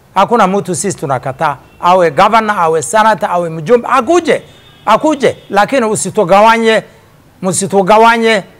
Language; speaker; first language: Swahili; non-native, local second language; Somali